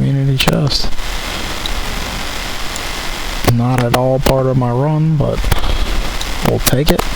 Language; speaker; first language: English; native; English